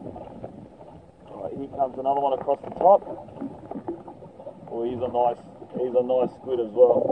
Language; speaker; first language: English; native; English